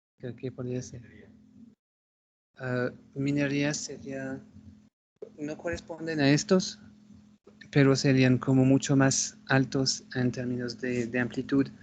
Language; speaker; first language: Spanish; non-native, fluent; French